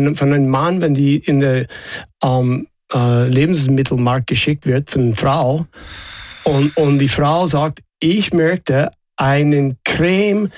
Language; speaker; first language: German; non-native, fluent; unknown